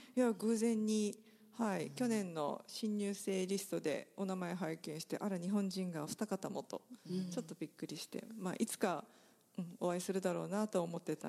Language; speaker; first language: Japanese; native; Japanese